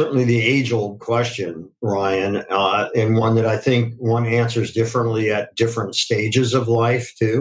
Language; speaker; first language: English; native; English